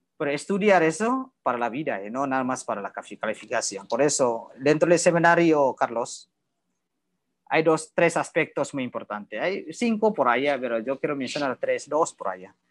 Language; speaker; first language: Spanish; non-native, learner; Indonesian